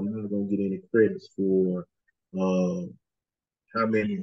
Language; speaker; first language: English; native; English